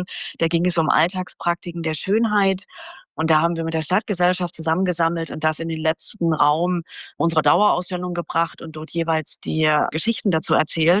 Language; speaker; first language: German; native; German